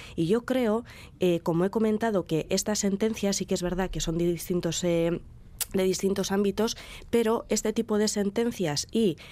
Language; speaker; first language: Spanish; non-native, local second language; Basque